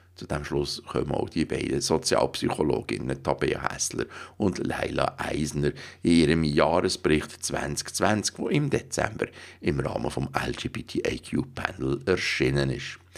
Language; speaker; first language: German; native; German